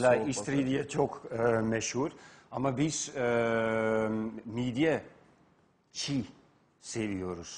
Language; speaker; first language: Turkish; non-native, fluent; Dutch